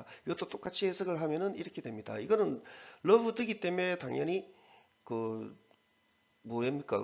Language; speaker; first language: Korean; native; Korean